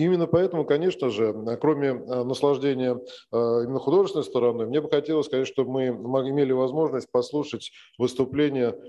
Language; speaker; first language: Russian; native; Russian